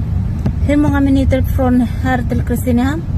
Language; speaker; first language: Swedish; non-native, learner; Filipino